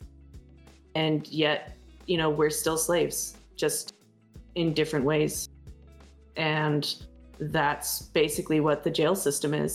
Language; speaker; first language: English; native; English